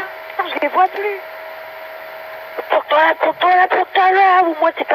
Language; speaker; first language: French; native; French